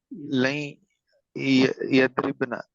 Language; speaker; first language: Arabic; non-native, learner; Urdu